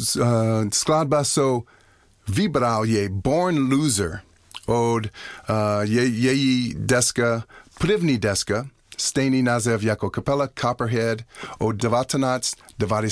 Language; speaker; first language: Czech; non-native, learner; English